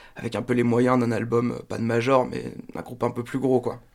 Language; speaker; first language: French; native; French